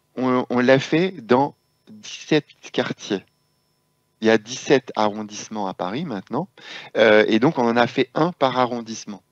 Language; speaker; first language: French; native; French